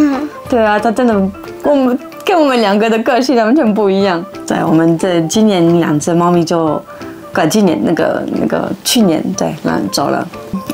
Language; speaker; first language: Chinese; non-native, fluent; French